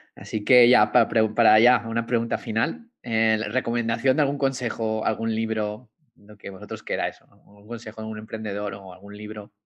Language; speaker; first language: Spanish; native; Spanish